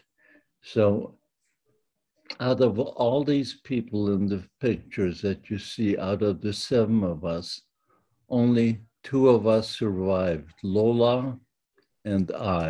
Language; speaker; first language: English; non-native, fluent; Yiddish